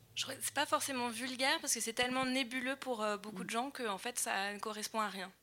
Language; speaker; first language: French; native; French